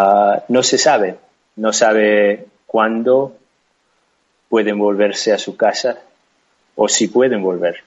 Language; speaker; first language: Spanish; non-native, fluent; English